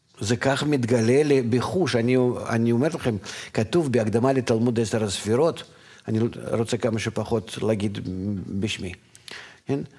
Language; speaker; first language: Hebrew; non-native, fluent; Russian